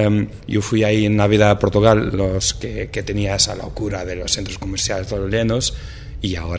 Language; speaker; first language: Spanish; non-native, fluent; Portuguese